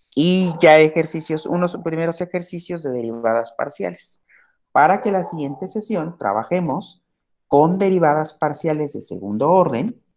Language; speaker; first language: Spanish; native; Spanish